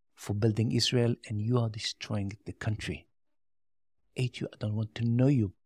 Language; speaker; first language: English; non-native, learner; Yiddish